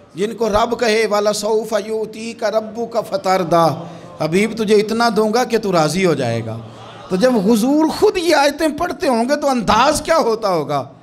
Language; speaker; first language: Urdu; non-native, local second language; Punjabi